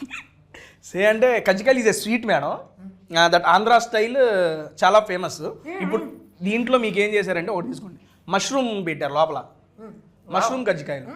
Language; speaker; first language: Telugu; native; Telugu